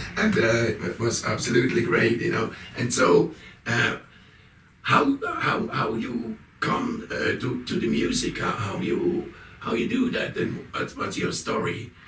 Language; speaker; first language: English; non-native, learner; German